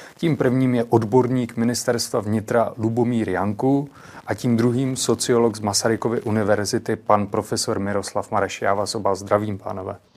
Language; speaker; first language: Czech; native; Czech